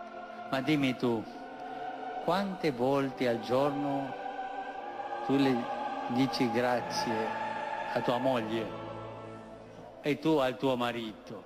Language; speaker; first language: Italian; non-native, fluent; Spanish